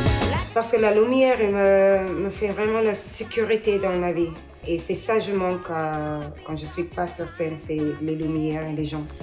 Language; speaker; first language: French; non-native, learner; English